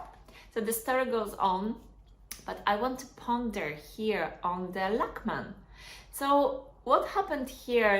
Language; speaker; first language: English; non-native, fluent; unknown